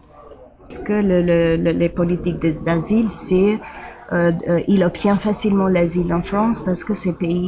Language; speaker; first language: French; non-native, fluent; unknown